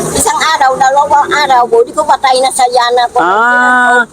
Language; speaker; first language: Filipino; non-native, learner; Vietnamese